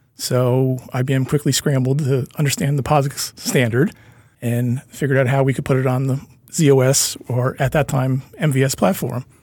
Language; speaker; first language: English; native; English